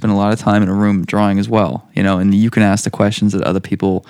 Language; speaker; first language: English; native; English